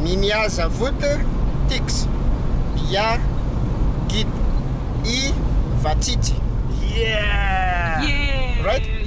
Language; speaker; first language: Russian; non-native, learner; Malagasy